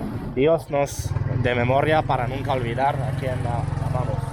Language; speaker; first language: Spanish; non-native, fluent; Hebrew